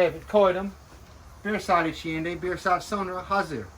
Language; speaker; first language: Turkish; non-native, learner; English